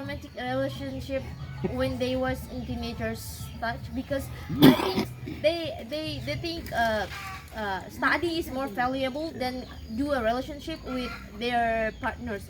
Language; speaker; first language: English; non-native, learner; Indonesian